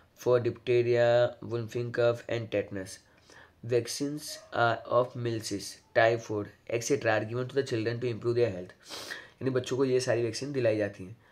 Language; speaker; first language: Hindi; non-native, local second language; Gujarati